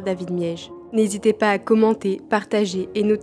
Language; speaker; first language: French; native; French